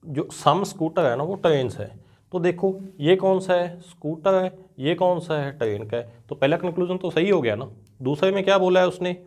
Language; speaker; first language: Hindi; non-native, local second language; Punjabi